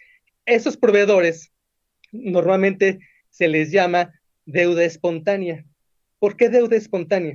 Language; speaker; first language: Spanish; native; Spanish